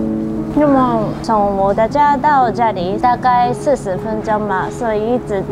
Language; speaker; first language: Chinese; non-native, fluent; Japanese